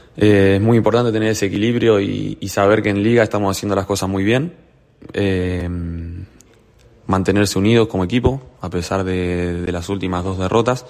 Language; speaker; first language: Spanish; native; Spanish